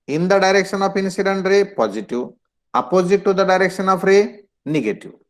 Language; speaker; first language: Hindi; non-native, local second language; Marathi